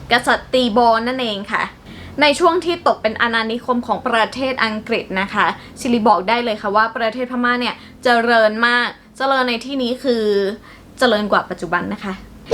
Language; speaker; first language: Thai; non-native, fluent; Burmese